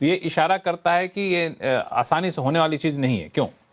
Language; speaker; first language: Hindi; native; Hindi